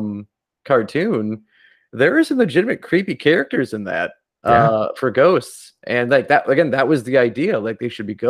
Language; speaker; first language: English; native; English